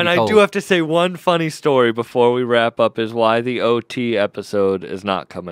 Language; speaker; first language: English; native; English